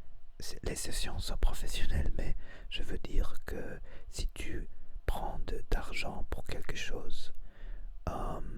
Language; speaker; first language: French; non-native, learner; Spanish